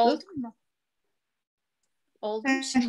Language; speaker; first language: Turkish; native; Turkish